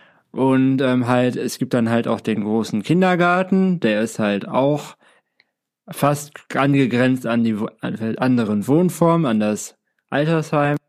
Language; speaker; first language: German; native; German